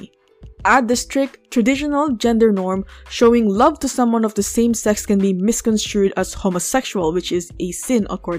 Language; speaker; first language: English; non-native, local second language; Filipino